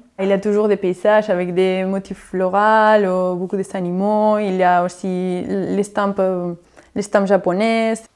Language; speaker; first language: French; non-native, fluent; Spanish